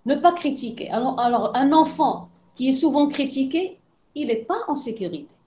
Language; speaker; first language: French; non-native, local second language; Arabic